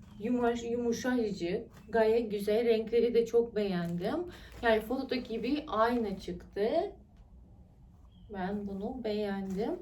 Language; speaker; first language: Turkish; non-native, fluent; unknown